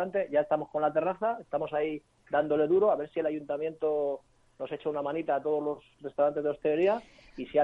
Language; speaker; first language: Spanish; native; Spanish